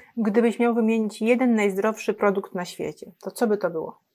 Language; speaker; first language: Polish; native; Polish